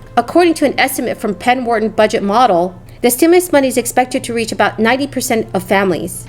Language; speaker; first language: English; native; English